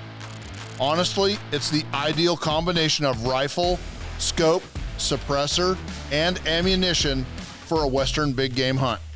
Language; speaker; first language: English; native; English